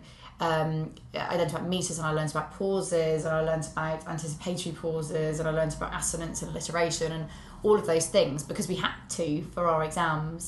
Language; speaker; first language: English; native; English